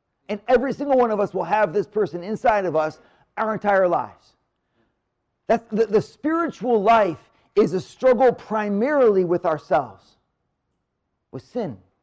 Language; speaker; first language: English; native; English